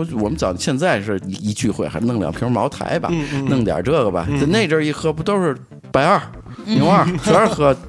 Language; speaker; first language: Chinese; native; Chinese